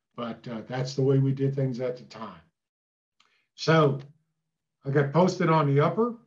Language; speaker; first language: English; native; English